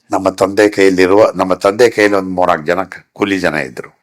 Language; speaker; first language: Kannada; native; Kannada